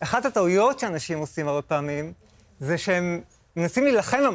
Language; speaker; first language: Hebrew; native; Hebrew